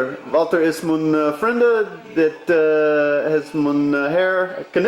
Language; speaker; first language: Dutch; non-native, learner; English